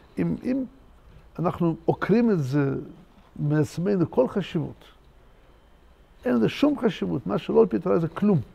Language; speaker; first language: Hebrew; non-native, fluent; Russian